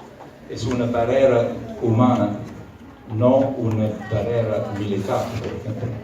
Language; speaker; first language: Spanish; non-native, fluent; English